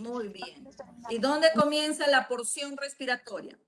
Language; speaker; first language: Spanish; native; Spanish